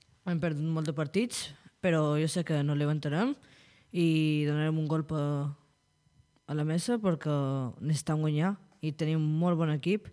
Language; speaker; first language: Catalan; non-native, local second language; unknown